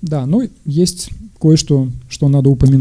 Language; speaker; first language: Russian; native; Russian